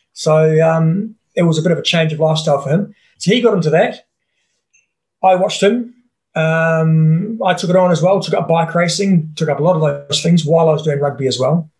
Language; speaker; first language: English; native; English